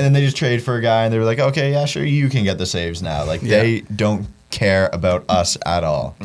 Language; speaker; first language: English; native; English